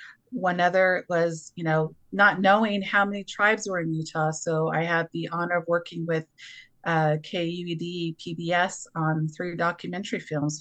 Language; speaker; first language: English; native; English